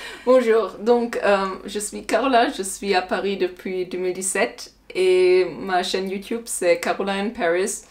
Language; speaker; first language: French; non-native, learner; German